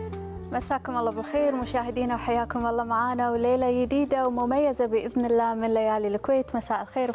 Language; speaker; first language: Arabic; native; Arabic